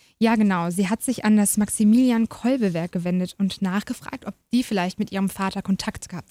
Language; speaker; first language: German; native; German